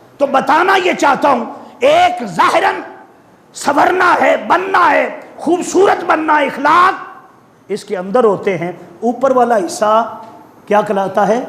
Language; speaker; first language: Urdu; non-native, local second language; Punjabi